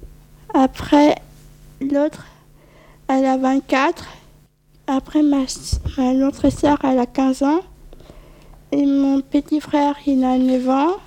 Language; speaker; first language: French; early bilingual, other home language; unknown